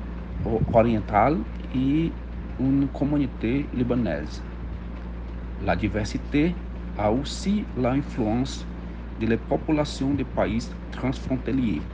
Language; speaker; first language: French; non-native, learner; Portuguese